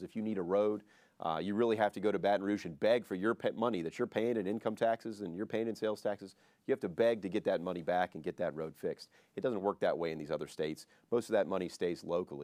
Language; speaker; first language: English; native; English